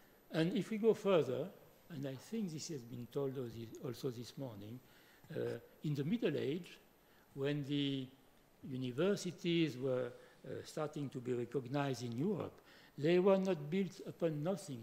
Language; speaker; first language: English; non-native, fluent; French